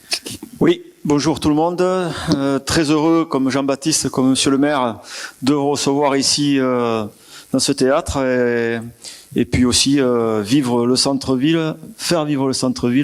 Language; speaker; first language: French; native; French